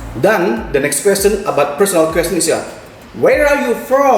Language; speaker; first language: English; non-native, fluent; Indonesian